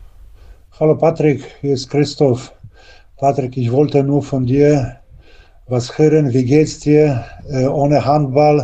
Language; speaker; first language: German; non-native, learner; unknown